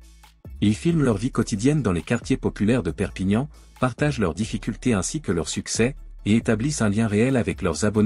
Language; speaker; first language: French; native; French